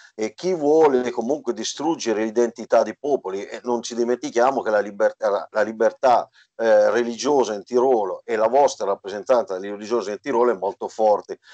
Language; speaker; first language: Italian; native; Italian